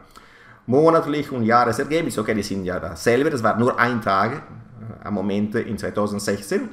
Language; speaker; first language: German; non-native, fluent; Italian